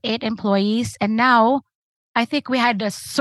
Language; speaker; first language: English; non-native, local second language; Cebuano